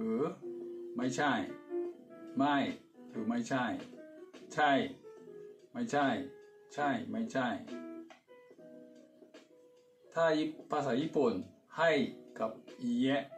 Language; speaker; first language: Thai; non-native, fluent; Japanese